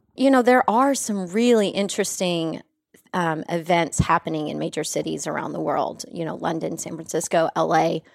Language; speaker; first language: English; native; English